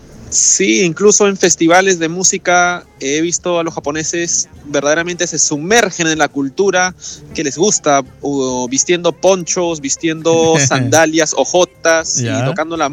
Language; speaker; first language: Spanish; native; Spanish